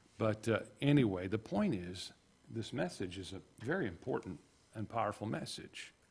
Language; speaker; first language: English; native; English